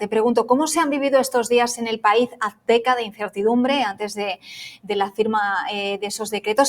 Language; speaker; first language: Spanish; native; Spanish